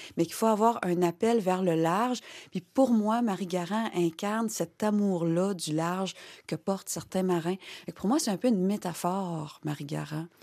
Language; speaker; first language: French; native; French